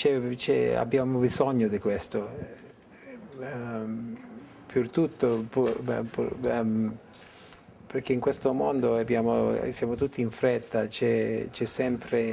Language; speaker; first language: Italian; early bilingual, heritage; English